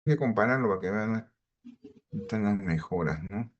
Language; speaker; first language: Spanish; native; Spanish